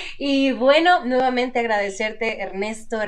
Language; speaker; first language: Spanish; native; Spanish